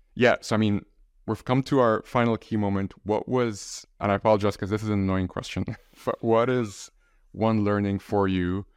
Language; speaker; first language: English; non-native, fluent; Arabic